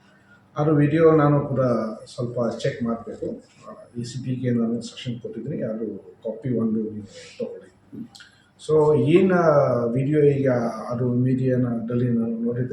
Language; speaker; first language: Kannada; non-native, fluent; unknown